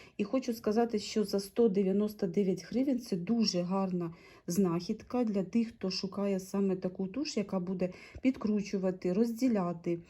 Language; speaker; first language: Ukrainian; non-native, local second language; Russian